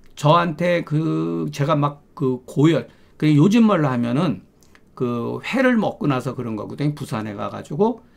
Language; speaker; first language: Korean; native; Korean